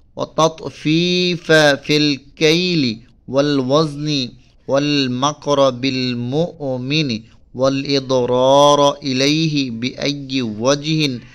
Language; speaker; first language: Arabic; non-native, fluent; Bangla